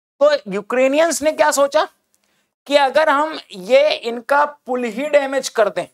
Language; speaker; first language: Hindi; native; Hindi